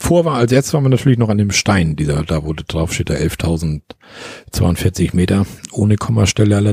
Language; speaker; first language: German; native; German